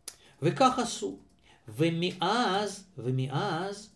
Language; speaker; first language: Hebrew; non-native, fluent; Russian